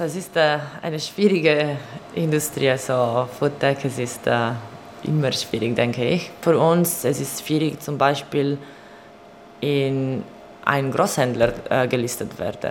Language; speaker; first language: German; non-native, learner; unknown